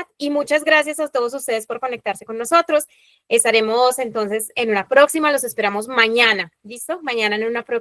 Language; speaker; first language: Spanish; native; Spanish